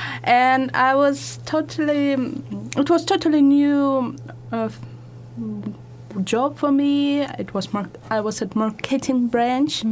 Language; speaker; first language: English; non-native, learner; Russian